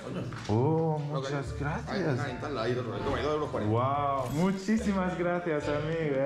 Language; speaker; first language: Spanish; non-native, learner; German